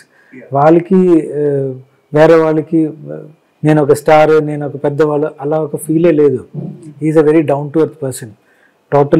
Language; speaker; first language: Telugu; non-native, learner; Malayalam